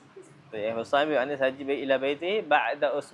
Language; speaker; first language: Arabic; non-native, fluent; Indonesian